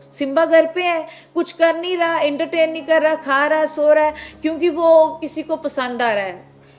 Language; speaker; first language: Hindi; non-native, local second language; Punjabi